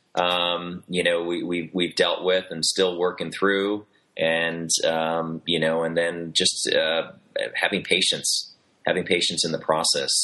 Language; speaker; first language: English; native; English